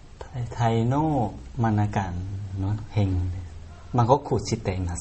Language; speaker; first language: Japanese; non-native, learner; Thai